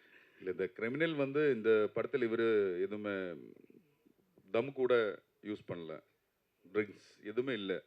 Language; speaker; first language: Tamil; non-native, learner; Malayalam